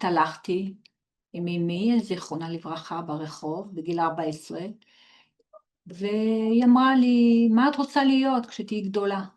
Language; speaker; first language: Hebrew; non-native, fluent; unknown